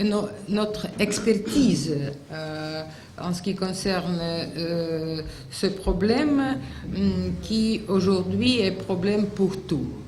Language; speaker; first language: French; non-native, fluent; Russian